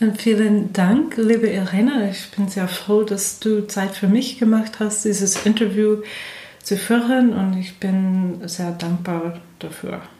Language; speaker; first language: German; non-native, fluent; English